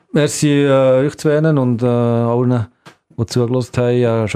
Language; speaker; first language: German; native; German